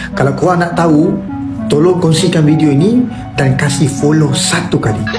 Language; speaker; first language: Malay; native; Malay